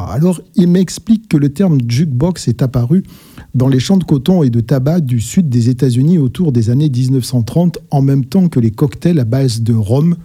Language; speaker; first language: French; native; French